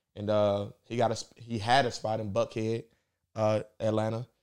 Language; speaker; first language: English; native; English